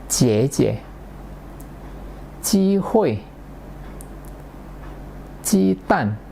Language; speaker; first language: Chinese; non-native, fluent; Indonesian